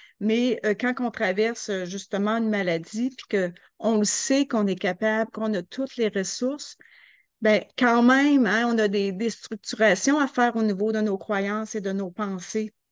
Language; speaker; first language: French; native; French